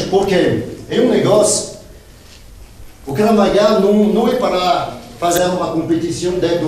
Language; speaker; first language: Spanish; non-native, learner; Portuguese